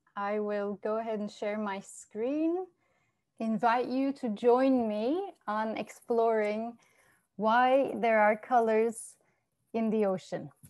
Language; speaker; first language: English; non-native, fluent; Turkish